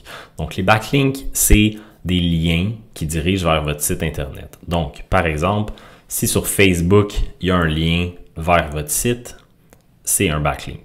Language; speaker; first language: French; native; French